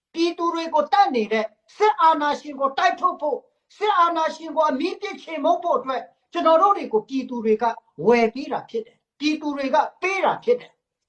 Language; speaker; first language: Burmese; non-native, local second language; Hakha Chin